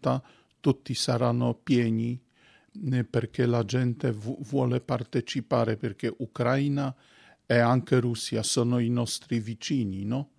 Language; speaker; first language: Italian; non-native, fluent; Polish